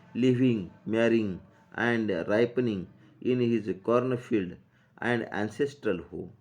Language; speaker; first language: English; non-native, local second language; Marathi